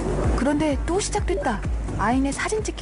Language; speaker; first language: Korean; native; Korean